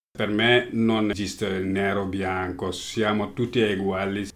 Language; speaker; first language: Italian; non-native, learner; Wolof